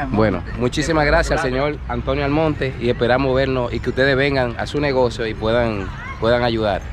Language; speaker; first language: Spanish; native; Spanish